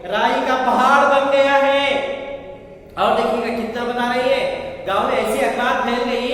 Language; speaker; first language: Hindi; non-native, local second language; Kannada